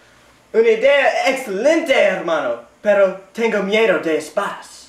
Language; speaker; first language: Spanish; non-native, learner; English